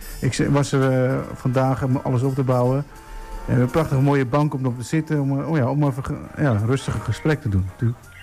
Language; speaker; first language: Dutch; native; Dutch